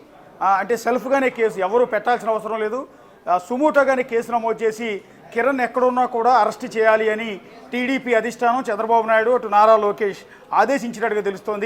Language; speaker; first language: Telugu; native; Telugu